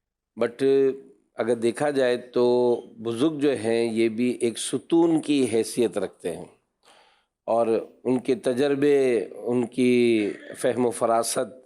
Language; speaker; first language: Urdu; native; Urdu